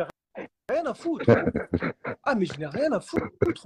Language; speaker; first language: French; native; French